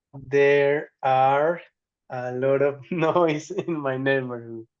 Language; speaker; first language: English; non-native, learner; Spanish